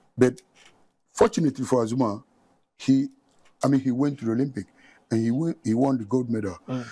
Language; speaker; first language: English; non-native, local second language; Ga